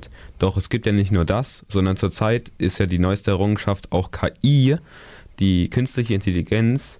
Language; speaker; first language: German; native; German